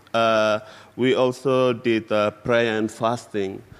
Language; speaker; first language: English; non-native, fluent; Indonesian